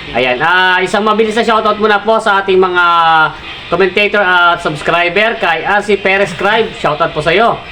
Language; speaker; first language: Filipino; native; Filipino